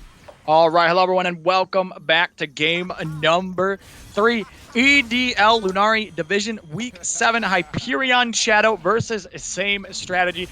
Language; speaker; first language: English; native; English